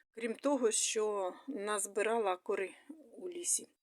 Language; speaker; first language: Ukrainian; non-native, local second language; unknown